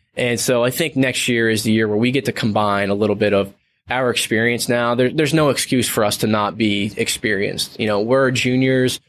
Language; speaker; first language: English; native; English